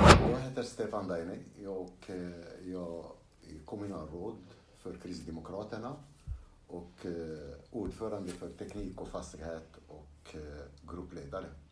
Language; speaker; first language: Swedish; non-native, fluent; Arabic